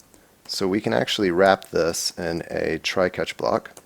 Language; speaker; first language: English; native; English